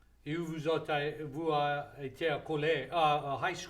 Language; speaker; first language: French; native; French